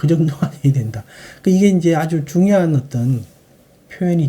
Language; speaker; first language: Korean; native; Korean